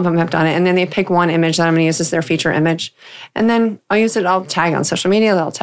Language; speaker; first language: English; native; English